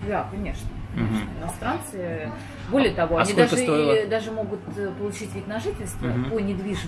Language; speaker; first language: Russian; native; Russian